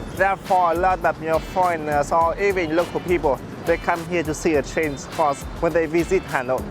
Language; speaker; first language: English; non-native, fluent; Vietnamese